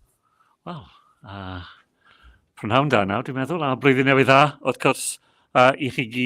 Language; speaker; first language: Welsh; non-native, local second language; English